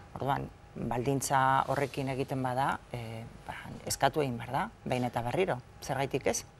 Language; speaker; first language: Basque; non-native, local second language; Spanish